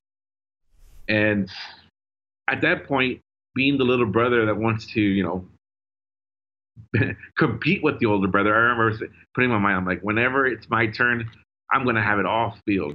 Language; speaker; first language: English; early bilingual, other home language; Spanish